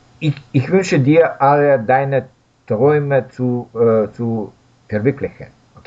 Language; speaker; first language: German; non-native, fluent; Russian